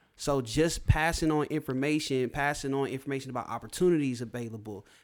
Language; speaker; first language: English; native; English